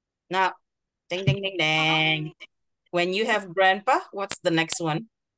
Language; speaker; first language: English; non-native, fluent; Indonesian